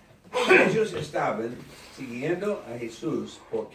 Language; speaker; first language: Spanish; non-native, learner; English